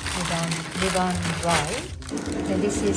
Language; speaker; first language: English; non-native, fluent; Japanese